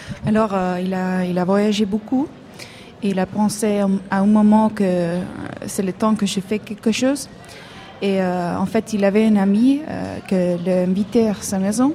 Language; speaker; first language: French; non-native, fluent; Hebrew